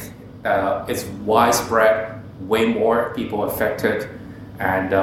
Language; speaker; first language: English; non-native, local second language; Cantonese